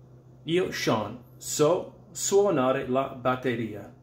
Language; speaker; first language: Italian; non-native, fluent; English